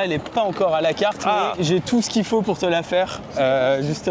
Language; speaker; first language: French; native; French